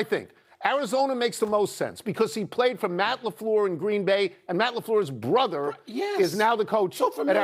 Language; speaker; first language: English; native; English